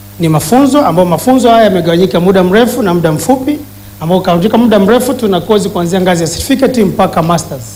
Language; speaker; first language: Swahili; native; Swahili